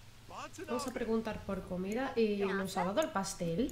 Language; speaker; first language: Spanish; native; Spanish